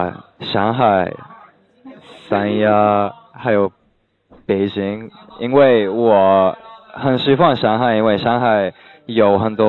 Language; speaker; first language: Chinese; non-native, learner; English